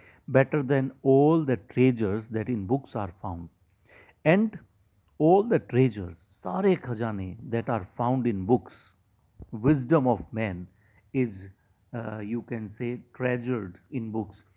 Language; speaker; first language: English; non-native, local second language; Hindi